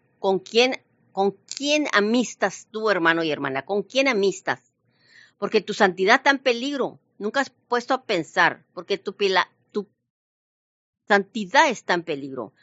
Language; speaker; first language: Spanish; early bilingual, heritage; Spanish